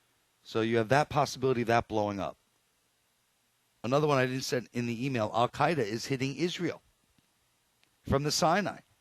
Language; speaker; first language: English; native; English